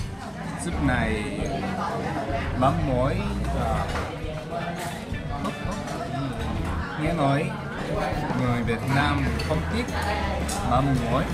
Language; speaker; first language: Vietnamese; non-native, learner; Japanese